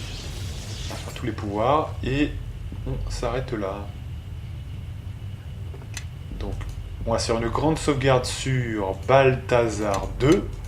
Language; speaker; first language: French; native; French